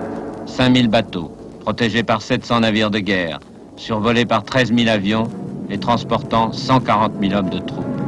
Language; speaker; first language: French; native; French